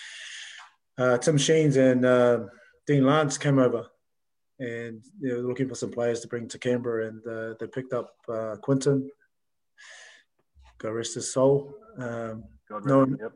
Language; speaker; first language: English; native; English